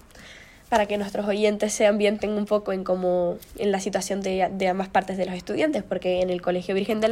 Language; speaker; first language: Spanish; native; Spanish